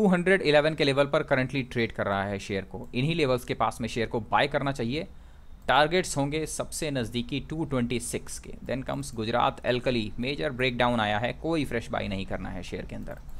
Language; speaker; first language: Hindi; native; Hindi